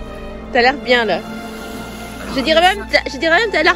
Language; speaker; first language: French; native; French